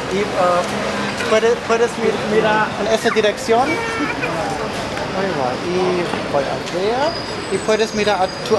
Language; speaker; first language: Spanish; non-native, learner; German